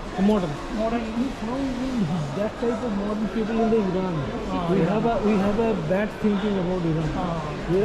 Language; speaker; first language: English; non-native, local second language; Bangla